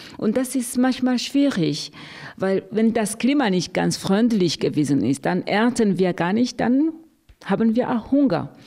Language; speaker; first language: German; non-native, fluent; Rundi